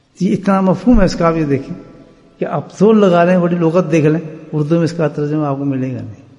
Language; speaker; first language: Urdu; native; Urdu